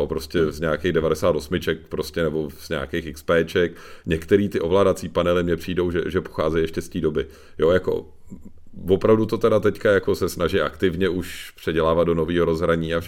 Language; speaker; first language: Czech; native; Czech